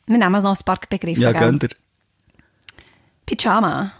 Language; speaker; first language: German; native; German